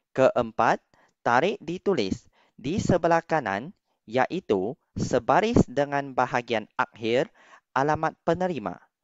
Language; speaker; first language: Malay; non-native, local second language; Chinese